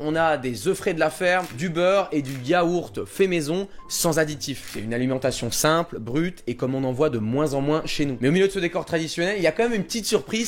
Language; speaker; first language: French; native; French